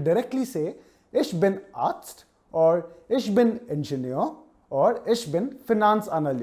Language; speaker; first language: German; non-native, fluent; Hindi